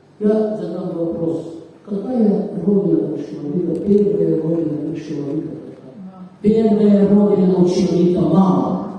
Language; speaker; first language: Russian; non-native, fluent; Arabic